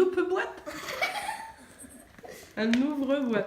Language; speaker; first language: French; native; French